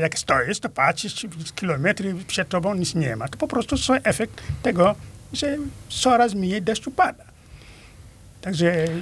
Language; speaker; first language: Polish; non-native, fluent; Wolof